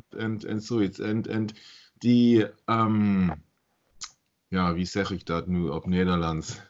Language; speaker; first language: Dutch; non-native, learner; German